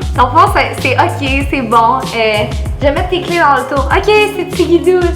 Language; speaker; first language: French; native; French